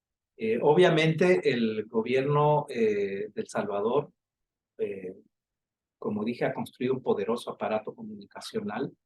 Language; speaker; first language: Spanish; native; Spanish